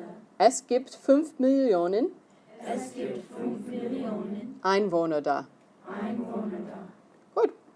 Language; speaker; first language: German; non-native, fluent; English